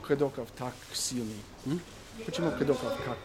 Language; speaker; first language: Russian; non-native, learner; English